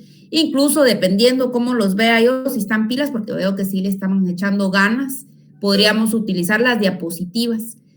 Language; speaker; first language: Spanish; native; Spanish